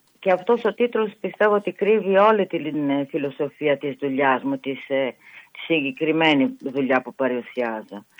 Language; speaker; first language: Greek; non-native, fluent; Italian